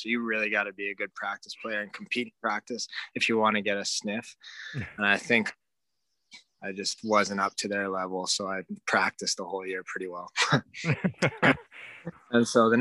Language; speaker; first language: English; native; English